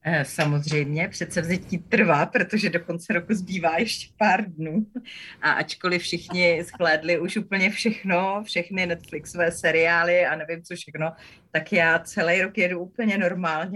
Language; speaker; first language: Czech; native; Czech